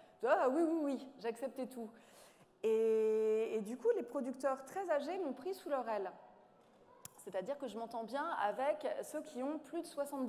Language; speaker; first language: French; native; French